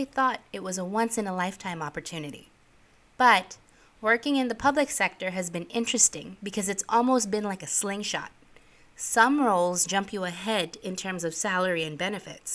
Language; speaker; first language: English; native; English